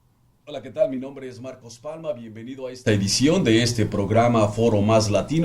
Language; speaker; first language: Spanish; native; Spanish